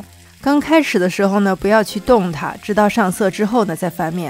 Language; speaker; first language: Chinese; native; Chinese